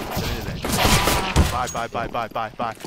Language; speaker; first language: Cantonese; native; Cantonese